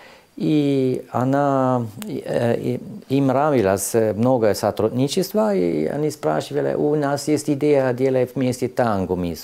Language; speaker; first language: Russian; non-native, learner; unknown